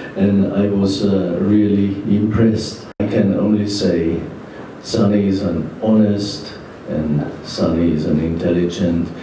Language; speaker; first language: English; non-native, fluent; German